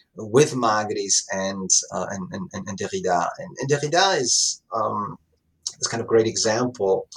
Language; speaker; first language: English; non-native, fluent; Italian